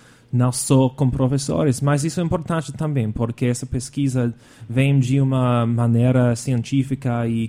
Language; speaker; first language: Portuguese; non-native, fluent; English